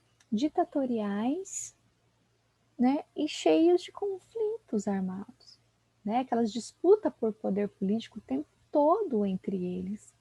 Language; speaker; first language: Portuguese; native; Portuguese